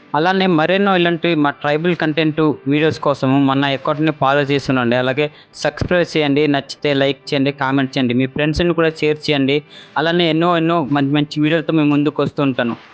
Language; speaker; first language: Telugu; non-native, local second language; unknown